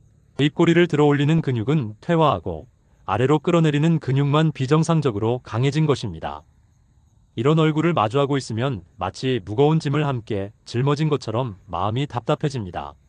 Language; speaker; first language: Korean; native; Korean